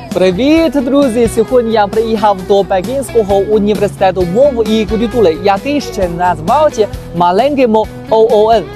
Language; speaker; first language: Ukrainian; non-native, fluent; Chinese